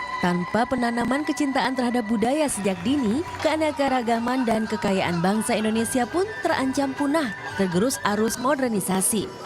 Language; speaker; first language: Indonesian; native; Indonesian